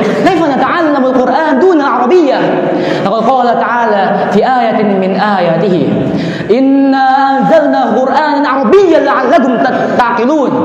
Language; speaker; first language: Arabic; non-native, learner; Indonesian